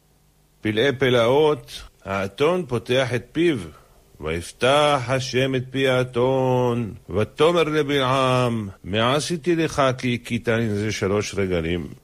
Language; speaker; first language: Hebrew; native; Hebrew